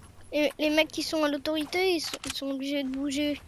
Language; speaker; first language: French; native; French